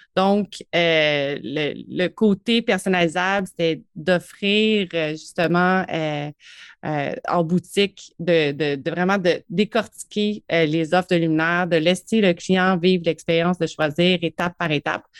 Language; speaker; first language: French; native; French